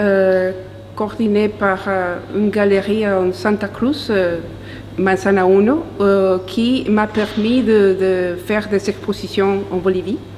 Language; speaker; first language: French; non-native, fluent; Spanish